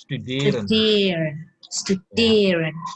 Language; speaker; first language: Dutch; non-native, learner; Indonesian